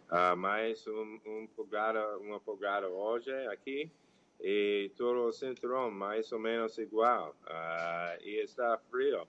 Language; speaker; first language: Portuguese; non-native, fluent; English